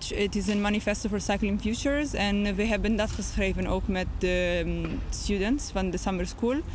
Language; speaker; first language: Dutch; non-native, learner; English